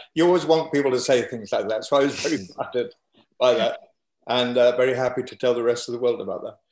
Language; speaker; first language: English; native; English